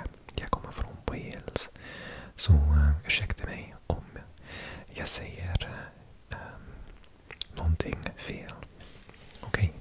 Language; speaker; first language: Swedish; non-native, learner; English